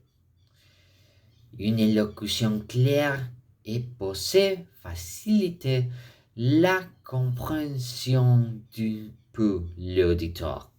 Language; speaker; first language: French; non-native, fluent; Spanish